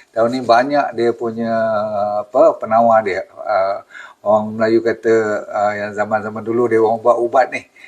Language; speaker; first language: Malay; native; Malay